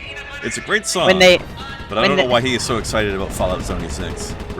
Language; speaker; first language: English; native; English